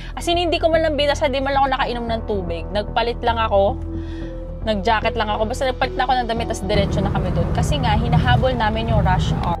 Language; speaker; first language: Filipino; native; Filipino